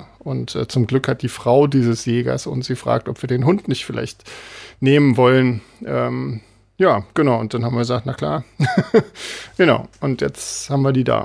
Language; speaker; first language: German; native; German